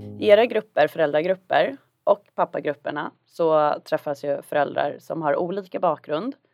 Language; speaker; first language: Swedish; native; Swedish